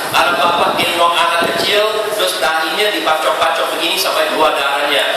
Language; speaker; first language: Indonesian; non-native, fluent; English